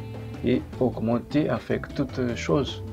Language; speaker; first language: French; non-native, local second language; Malagasy